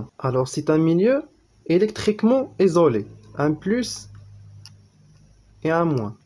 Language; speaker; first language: French; non-native, local second language; Arabic